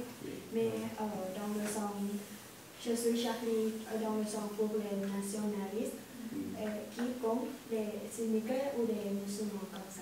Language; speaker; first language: French; non-native, fluent; English